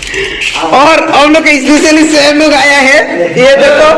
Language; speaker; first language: Hindi; non-native, local second language; Assamese